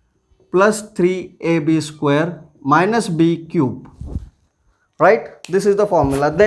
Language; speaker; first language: English; non-native, local second language; Marathi